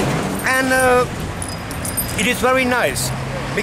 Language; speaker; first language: English; non-native, learner; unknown